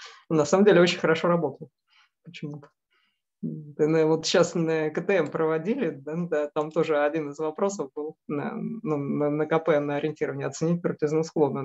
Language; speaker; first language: Russian; native; Russian